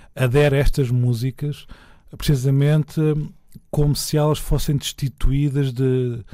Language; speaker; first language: Portuguese; native; Portuguese